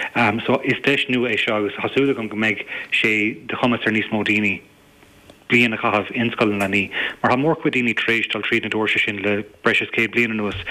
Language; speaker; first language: Irish; native; Irish